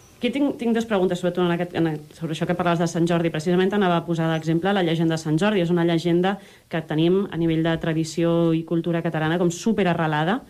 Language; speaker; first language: Catalan; native; Catalan